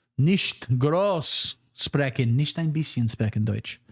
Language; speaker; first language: German; non-native, learner; English